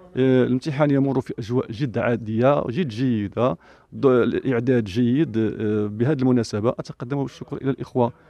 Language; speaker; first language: Arabic; native; Arabic